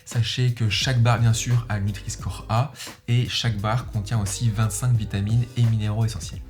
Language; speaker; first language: French; native; French